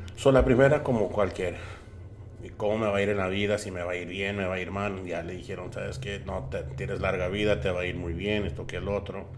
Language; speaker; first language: Spanish; early bilingual, heritage; Spanish